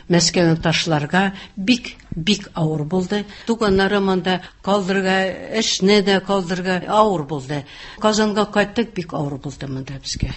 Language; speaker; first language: Tatar; early bilingual, heritage; Tatar